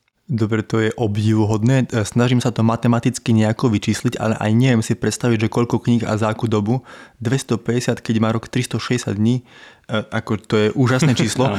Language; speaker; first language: Slovak; native; Slovak